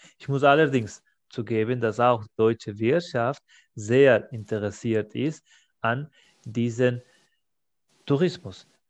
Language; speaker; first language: German; non-native, fluent; Spanish